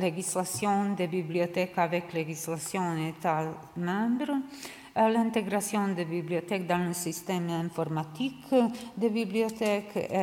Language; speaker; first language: French; non-native, learner; Serbian